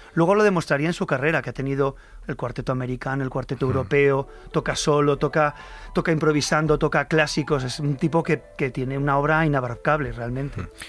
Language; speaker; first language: Spanish; native; Spanish